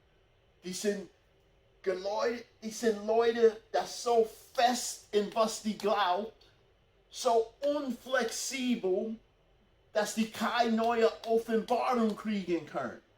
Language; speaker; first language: German; non-native, fluent; English